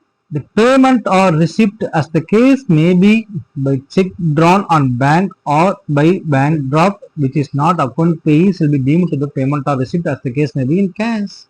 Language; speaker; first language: English; non-native, local second language; Tamil